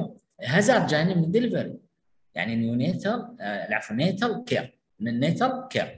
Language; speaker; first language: Arabic; native; Arabic